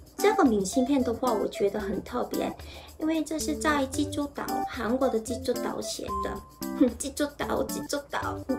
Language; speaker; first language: Chinese; non-native, fluent; Korean